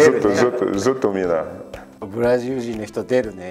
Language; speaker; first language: Japanese; native; Japanese